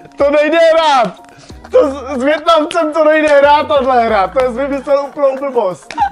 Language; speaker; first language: Czech; native; Czech